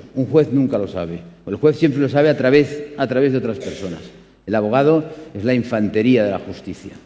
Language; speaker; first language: Spanish; native; Spanish